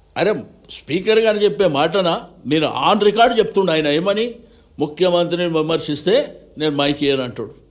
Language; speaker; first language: Telugu; native; Telugu